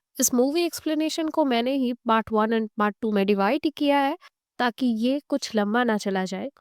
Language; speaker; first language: Hindi; non-native, local second language; Bangla